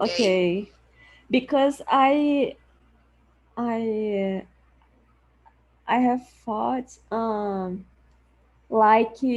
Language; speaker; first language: English; non-native, learner; Portuguese